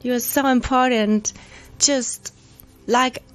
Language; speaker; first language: English; non-native, fluent; German